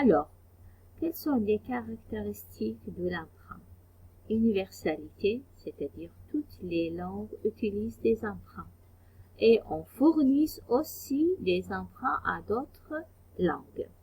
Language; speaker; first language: French; non-native, fluent; Arabic